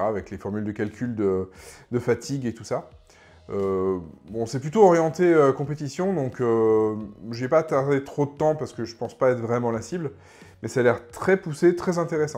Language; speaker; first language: French; native; French